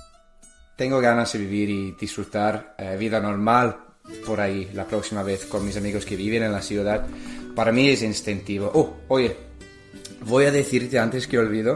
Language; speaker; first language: Spanish; non-native, learner; English